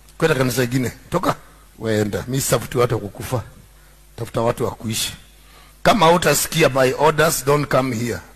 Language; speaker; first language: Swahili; non-native, local second language; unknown